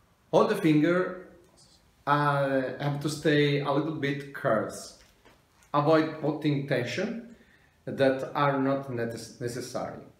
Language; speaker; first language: English; non-native, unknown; Italian